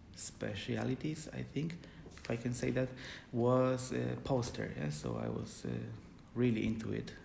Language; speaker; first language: English; non-native, fluent; Polish